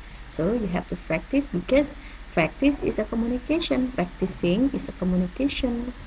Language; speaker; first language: English; non-native, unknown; Indonesian